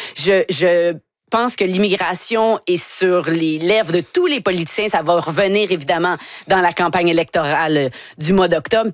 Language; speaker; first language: French; native; French